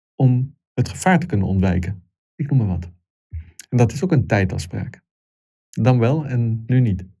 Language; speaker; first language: Dutch; non-native, fluent; Italian